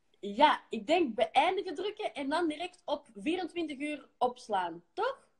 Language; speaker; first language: Dutch; native; Dutch